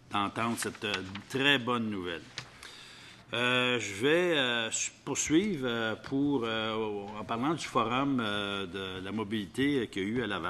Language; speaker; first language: French; native; French